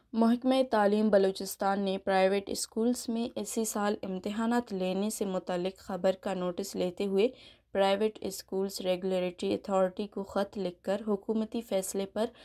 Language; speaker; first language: Urdu; non-native, local second language; Baluchi